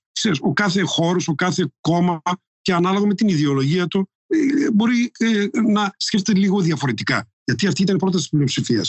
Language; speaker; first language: Greek; non-native, local second language; Turkish